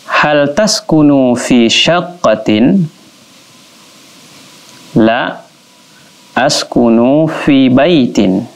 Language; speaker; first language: Arabic; non-native, fluent; Indonesian